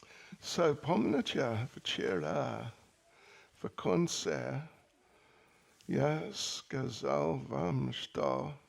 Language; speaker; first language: Russian; non-native, learner; English